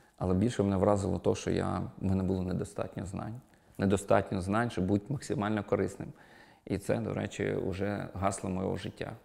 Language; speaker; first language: Ukrainian; non-native, local second language; Russian